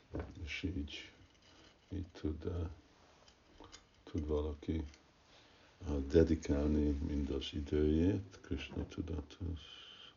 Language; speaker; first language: Hungarian; early bilingual, heritage; Hungarian